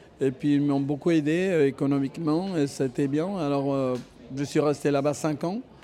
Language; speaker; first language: French; non-native, fluent; Spanish